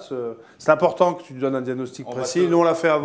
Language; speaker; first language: French; native; French